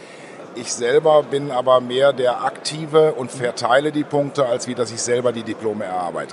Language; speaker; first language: German; native; German